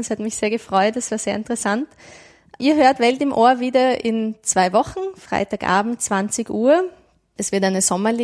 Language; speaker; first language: German; native; German